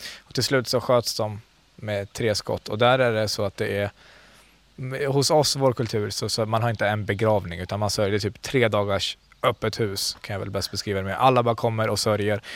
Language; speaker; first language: Swedish; early bilingual, other home language; Central Kurdish